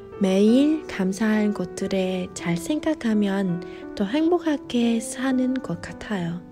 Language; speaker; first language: Korean; non-native, fluent; Vietnamese